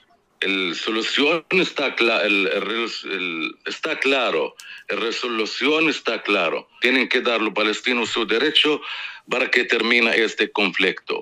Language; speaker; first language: Spanish; non-native, fluent; Arabic